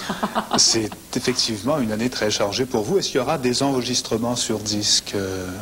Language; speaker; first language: French; native; French